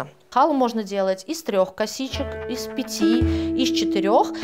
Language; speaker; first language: Russian; native; Russian